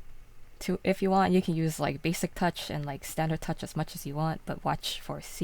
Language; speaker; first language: English; native; English